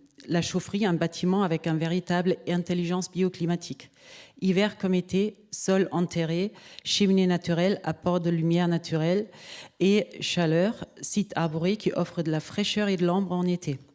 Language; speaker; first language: French; native; French